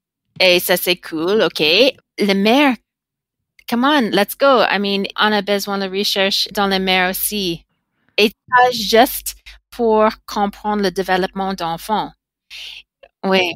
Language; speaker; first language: French; non-native, learner; English